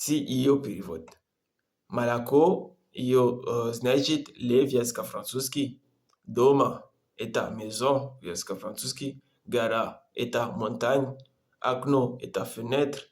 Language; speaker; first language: Russian; non-native, learner; Comorian